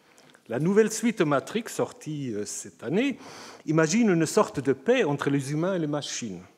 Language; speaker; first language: French; native; French